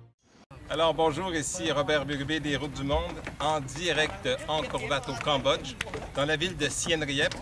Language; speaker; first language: French; native; French